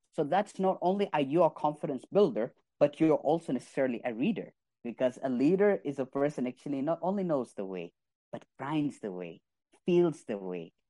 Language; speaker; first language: English; non-native, fluent; Arabic